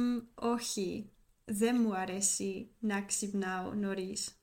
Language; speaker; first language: Greek; non-native, learner; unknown